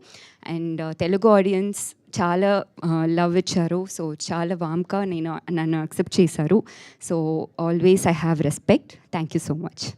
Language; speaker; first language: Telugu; non-native, learner; Tamil